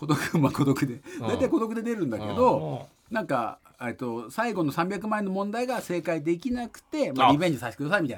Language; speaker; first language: Japanese; native; Japanese